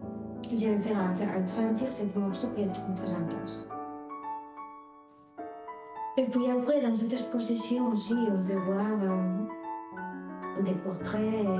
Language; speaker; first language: French; non-native, fluent; Spanish